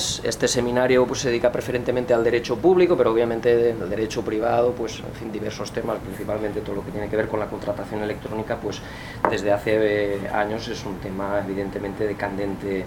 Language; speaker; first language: Spanish; native; Spanish